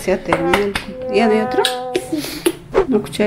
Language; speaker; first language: Spanish; native; Spanish